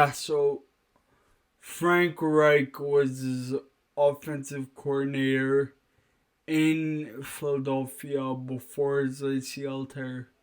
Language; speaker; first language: English; native; English